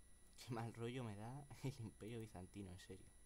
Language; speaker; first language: Spanish; native; Spanish